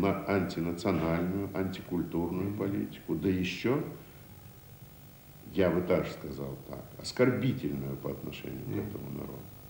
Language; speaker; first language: Russian; native; Russian